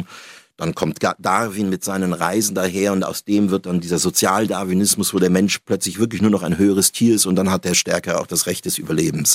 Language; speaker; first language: German; native; German